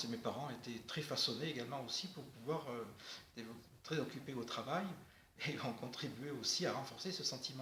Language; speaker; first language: French; native; French